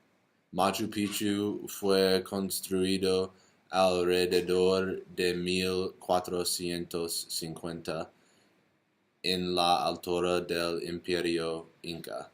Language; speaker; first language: Spanish; non-native, learner; English